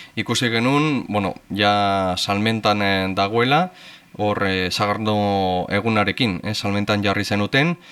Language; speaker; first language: Basque; native; Basque